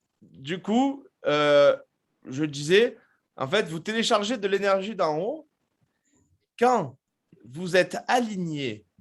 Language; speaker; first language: French; native; French